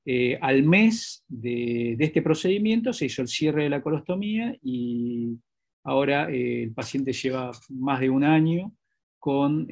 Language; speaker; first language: Spanish; native; Spanish